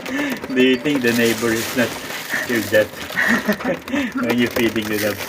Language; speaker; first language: English; non-native, local second language; Filipino